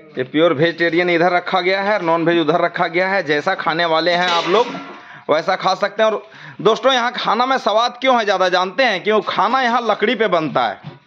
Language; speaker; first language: Hindi; native; Hindi